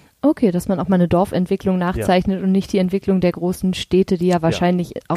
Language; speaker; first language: German; native; German